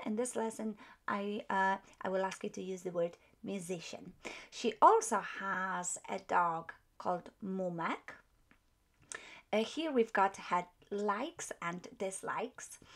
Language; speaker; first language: English; non-native, fluent; Polish